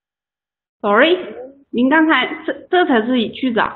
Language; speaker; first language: Chinese; native; Chinese